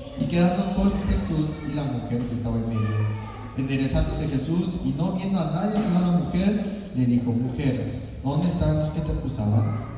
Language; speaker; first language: Spanish; early bilingual, other home language; Korean